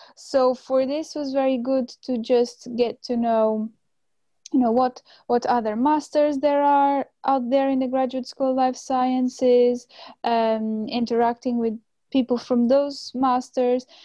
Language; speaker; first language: English; non-native, fluent; Portuguese